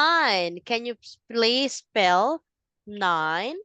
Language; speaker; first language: English; non-native, fluent; Filipino